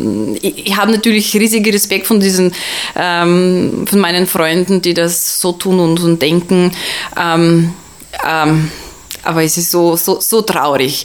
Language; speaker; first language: German; non-native, fluent; Russian